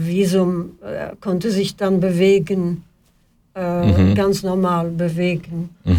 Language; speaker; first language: German; non-native, fluent; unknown